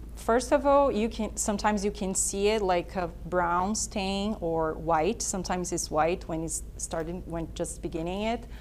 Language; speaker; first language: English; non-native, fluent; Portuguese